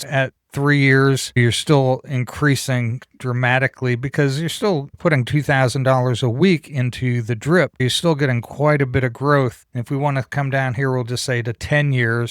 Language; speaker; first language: English; native; English